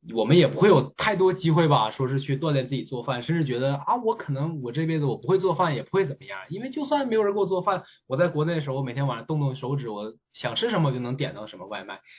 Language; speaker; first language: Chinese; native; Chinese